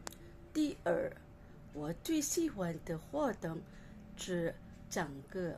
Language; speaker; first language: Chinese; non-native, learner; Malay